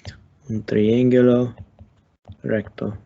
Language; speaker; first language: Spanish; non-native, learner; English